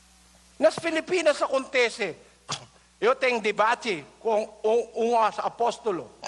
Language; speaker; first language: Portuguese; non-native, learner; Filipino